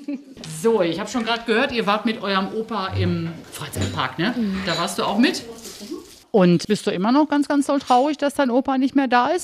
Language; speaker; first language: German; native; German